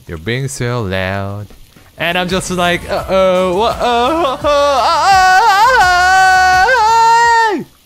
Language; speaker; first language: English; non-native, learner; Korean